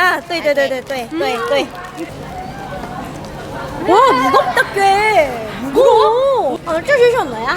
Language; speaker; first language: Chinese; non-native, learner; Korean